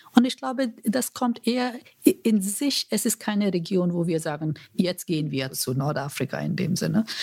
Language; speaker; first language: German; non-native, fluent; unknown